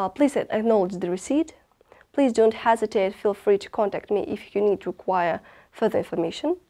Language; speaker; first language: English; non-native, fluent; Russian